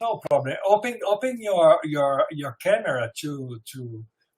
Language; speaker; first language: English; non-native, fluent; Portuguese